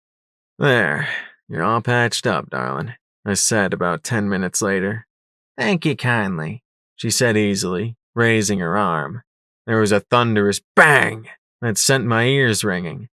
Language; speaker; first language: English; native; English